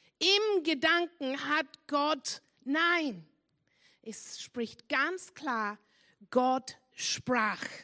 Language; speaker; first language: German; non-native, fluent; English